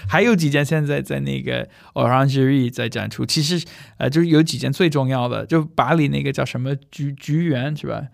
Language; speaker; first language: Chinese; non-native, fluent; English